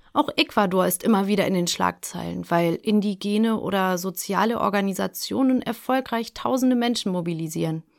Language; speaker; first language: German; native; German